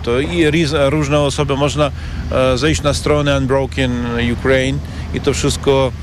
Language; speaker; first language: Polish; non-native, learner; Ukrainian